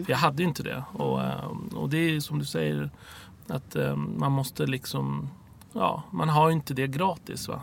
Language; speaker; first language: Swedish; early bilingual, other home language; Arabic